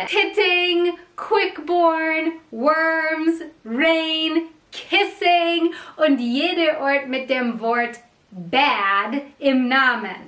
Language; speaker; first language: German; non-native, fluent; English